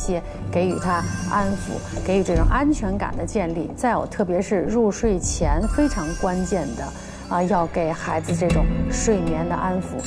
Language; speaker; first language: Chinese; native; Chinese